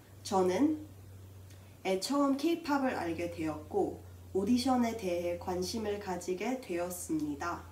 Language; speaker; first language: Korean; early bilingual, heritage; Korean